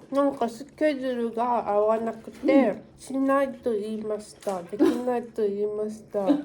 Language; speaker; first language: Japanese; non-native, learner; Korean